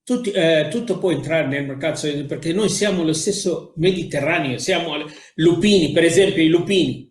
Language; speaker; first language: Italian; non-native, fluent; Arabic